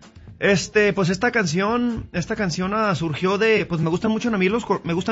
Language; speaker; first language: Spanish; early bilingual, heritage; Spanish